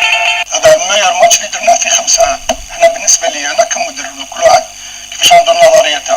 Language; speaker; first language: Arabic; native; Arabic